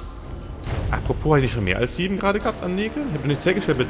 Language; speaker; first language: German; native; German